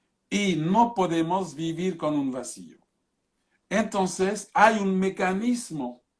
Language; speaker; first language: Spanish; non-native, fluent; French